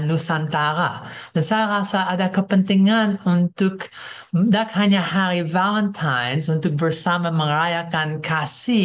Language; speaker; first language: Indonesian; non-native, fluent; English